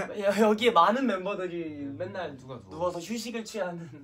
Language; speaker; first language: Korean; native; Korean